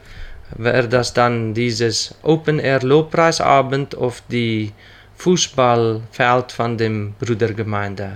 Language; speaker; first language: German; non-native, local second language; Plautdietsch